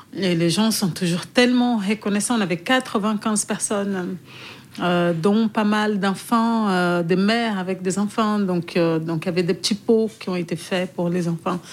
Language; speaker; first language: French; non-native, fluent; Portuguese